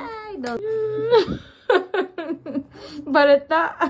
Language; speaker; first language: Japanese; non-native, learner; Filipino